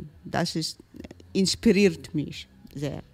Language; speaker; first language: German; non-native, learner; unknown